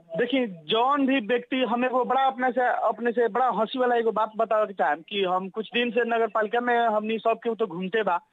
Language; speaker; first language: Bhojpuri; native; Bhojpuri